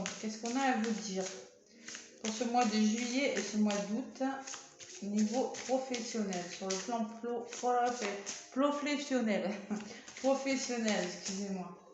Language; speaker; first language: French; native; French